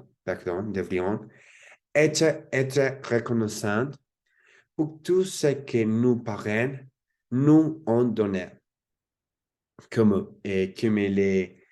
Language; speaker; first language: French; non-native, learner; Spanish